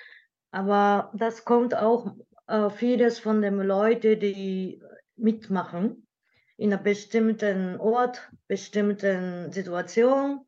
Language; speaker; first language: German; non-native, learner; Japanese